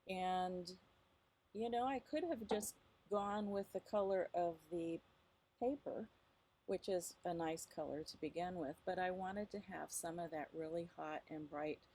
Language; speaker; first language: English; native; English